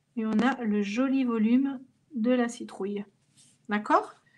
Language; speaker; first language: French; native; French